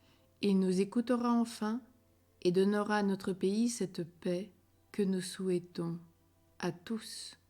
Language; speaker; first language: French; native; French